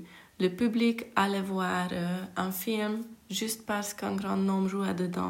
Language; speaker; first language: French; non-native, fluent; Hungarian